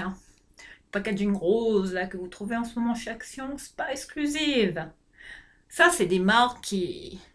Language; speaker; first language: French; native; French